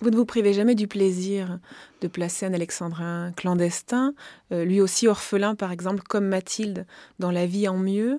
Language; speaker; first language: French; native; French